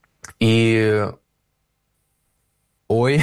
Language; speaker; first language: Spanish; non-native, learner; Russian